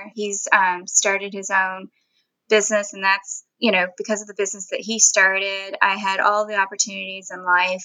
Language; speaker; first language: English; early bilingual, other home language; Spanish